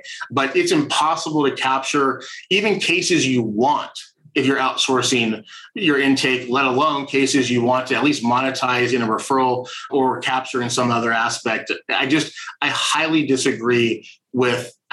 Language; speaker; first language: English; native; English